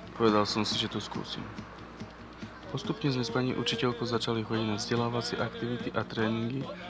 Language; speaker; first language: Slovak; non-native, local second language; Romany